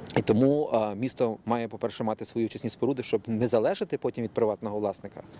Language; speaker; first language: Ukrainian; native; Ukrainian